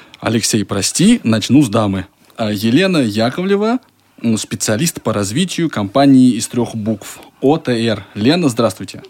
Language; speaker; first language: Russian; native; Russian